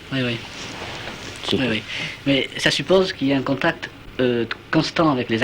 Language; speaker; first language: French; native; French